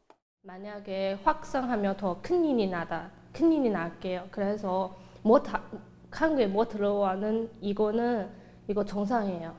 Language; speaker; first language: Korean; non-native, learner; Chinese